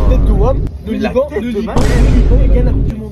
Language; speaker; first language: French; native; French